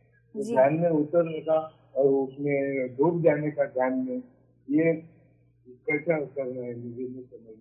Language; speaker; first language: Hindi; non-native, local second language; Marathi